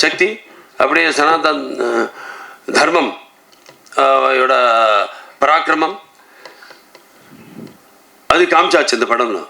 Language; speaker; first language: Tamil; non-native, learner; Telugu